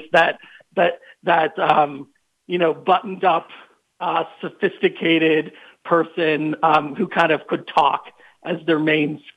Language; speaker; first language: English; native; English